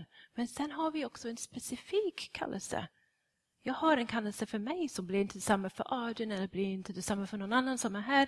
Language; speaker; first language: Swedish; non-native, fluent; English